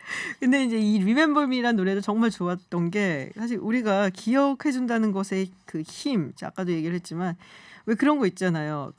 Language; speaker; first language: Korean; native; Korean